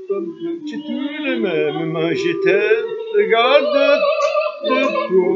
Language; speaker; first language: Italian; native; Italian